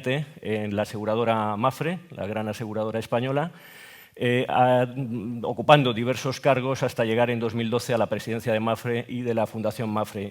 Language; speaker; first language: Spanish; native; Spanish